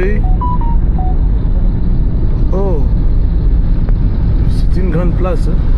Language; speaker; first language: French; non-native, local second language; Swahili